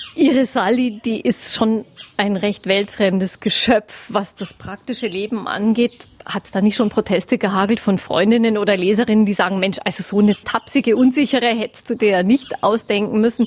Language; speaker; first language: German; native; German